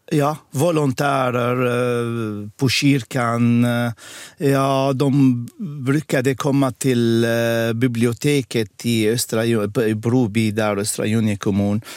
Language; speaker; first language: Swedish; non-native, fluent; Arabic